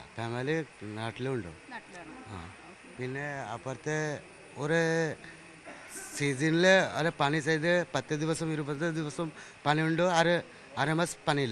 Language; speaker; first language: Malayalam; non-native, learner; Bangla